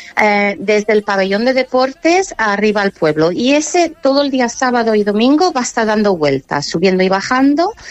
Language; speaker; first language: Spanish; non-native, fluent; English